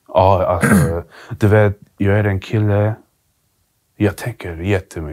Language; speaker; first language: Swedish; early bilingual, other home language; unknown